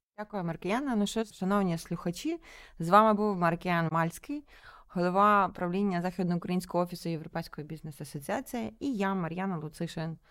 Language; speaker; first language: Ukrainian; native; Ukrainian